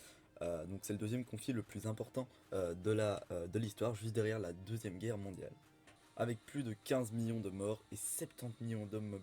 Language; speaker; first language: French; native; French